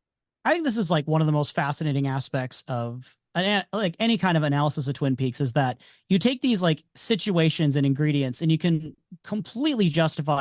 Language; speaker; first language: English; native; English